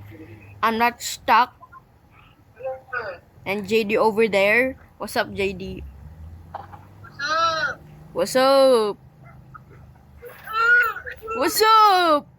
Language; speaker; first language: English; non-native, local second language; Filipino